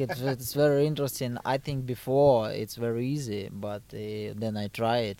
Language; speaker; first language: English; non-native, fluent; Ukrainian